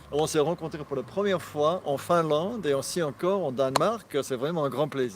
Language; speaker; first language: French; non-native, fluent; English